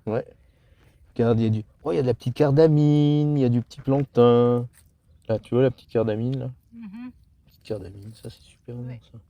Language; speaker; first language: French; native; French